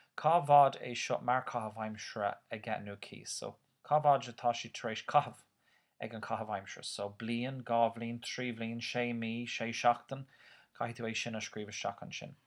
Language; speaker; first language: Irish; non-native, local second language; English